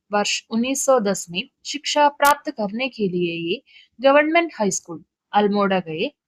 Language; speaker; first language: Hindi; non-native, local second language; Malayalam